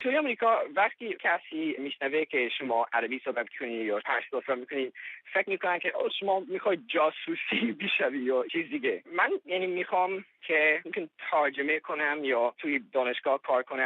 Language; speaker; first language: Persian; non-native, learner; English